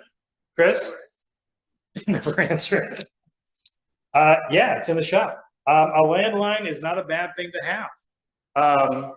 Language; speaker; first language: English; native; English